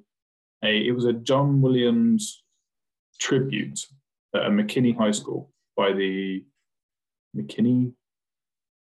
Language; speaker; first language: English; native; English